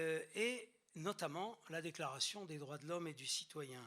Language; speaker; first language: French; native; French